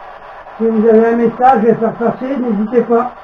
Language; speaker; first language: French; native; French